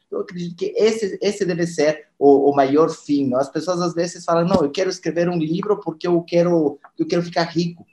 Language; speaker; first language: Portuguese; non-native, fluent; Spanish